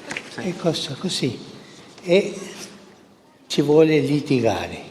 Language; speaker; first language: Italian; non-native, fluent; Spanish